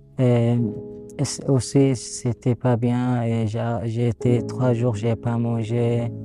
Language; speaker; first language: French; non-native, learner; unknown